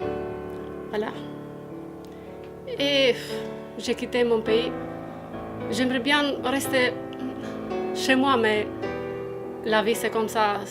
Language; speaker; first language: French; non-native, learner; Albanian